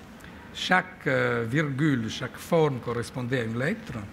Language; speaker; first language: French; non-native, fluent; Italian